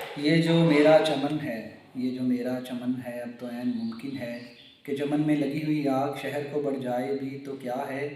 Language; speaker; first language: Urdu; non-native, local second language; Punjabi